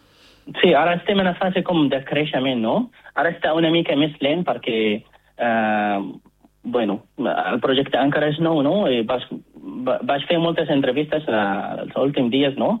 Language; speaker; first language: Catalan; non-native, fluent; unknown